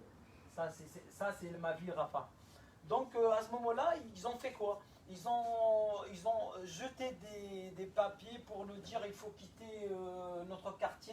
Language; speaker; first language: French; non-native, fluent; Arabic